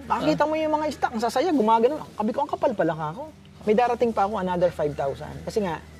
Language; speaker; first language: Filipino; non-native, local second language; Bikol